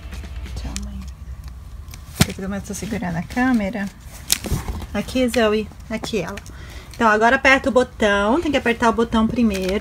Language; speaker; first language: Portuguese; native; Portuguese